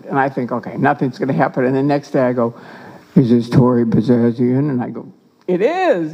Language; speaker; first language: English; native; English